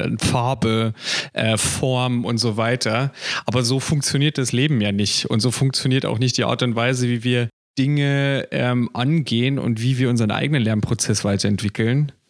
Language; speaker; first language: German; native; German